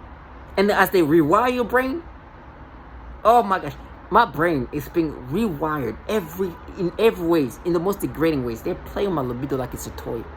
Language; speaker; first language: English; non-native, fluent; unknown